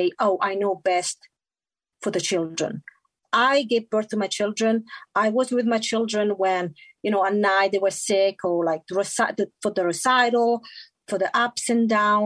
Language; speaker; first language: English; non-native, fluent; Italian